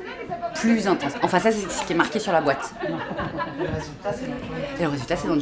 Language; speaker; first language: French; native; French